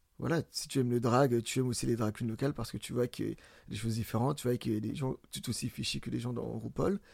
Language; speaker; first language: French; early bilingual, other home language; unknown